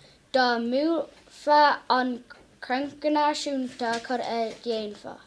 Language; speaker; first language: Irish; non-native, local second language; English